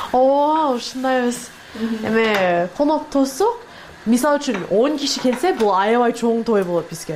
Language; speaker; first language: Kyrgyz; non-native, learner; English